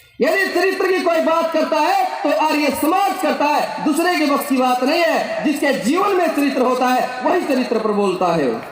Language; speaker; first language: Hindi; native; Hindi